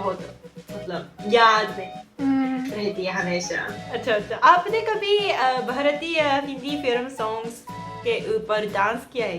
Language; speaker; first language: Hindi; non-native, fluent; Japanese